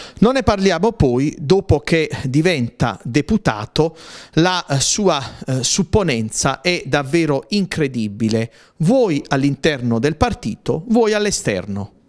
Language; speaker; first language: Italian; native; Italian